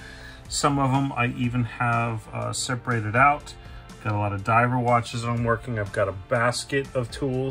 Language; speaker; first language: English; native; English